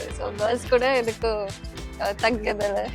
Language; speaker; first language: Tamil; non-native, learner; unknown